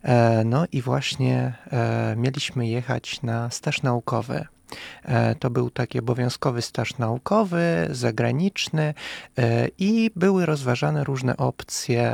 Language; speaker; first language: Polish; non-native, fluent; Russian